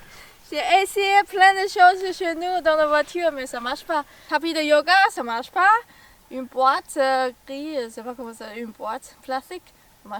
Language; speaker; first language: French; non-native, learner; Chinese